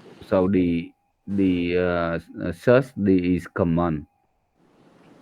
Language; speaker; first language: English; non-native, learner; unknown